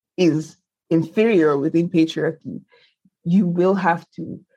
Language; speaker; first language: English; non-native, local second language; Yoruba